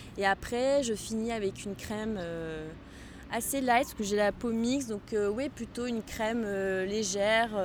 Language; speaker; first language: French; non-native, local second language; Arabic